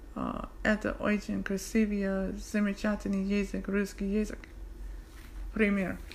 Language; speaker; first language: English; native; English